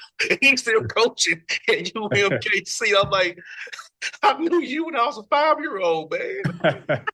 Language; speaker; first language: English; native; English